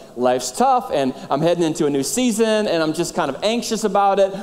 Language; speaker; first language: English; native; English